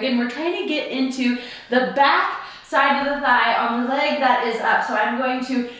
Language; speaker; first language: English; native; English